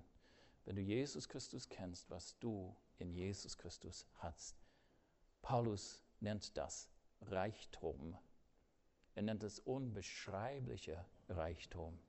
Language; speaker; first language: German; non-native, fluent; English